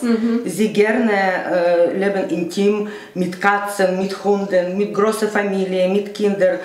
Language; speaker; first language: German; non-native, learner; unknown